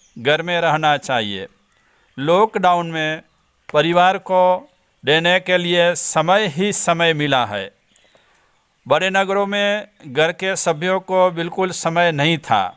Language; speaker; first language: Hindi; non-native, local second language; Gujarati